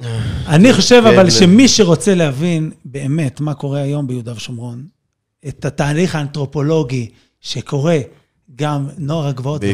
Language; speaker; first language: Hebrew; native; Hebrew